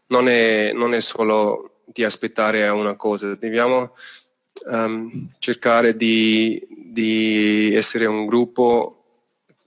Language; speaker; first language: Italian; non-native, fluent; German